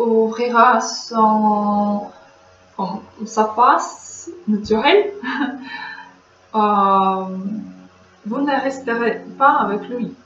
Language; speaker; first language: French; non-native, learner; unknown